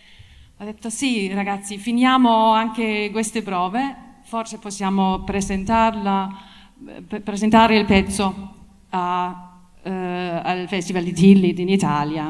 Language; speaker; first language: Italian; non-native, fluent; German